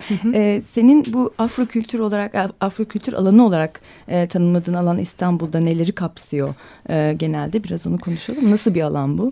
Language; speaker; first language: Turkish; native; Turkish